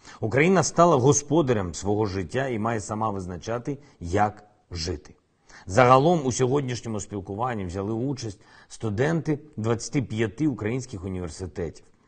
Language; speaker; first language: Ukrainian; non-native, local second language; Russian